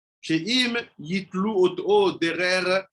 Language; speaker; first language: Hebrew; non-native, fluent; French